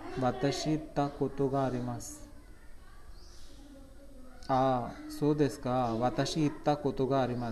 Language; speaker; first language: Japanese; non-native, learner; Hindi